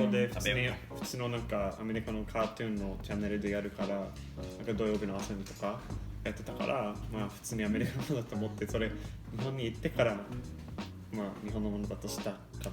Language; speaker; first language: Japanese; non-native, fluent; English